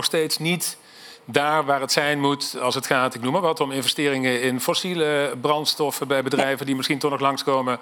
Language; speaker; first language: Dutch; native; Dutch